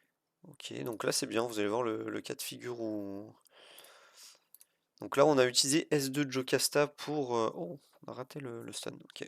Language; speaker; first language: French; native; French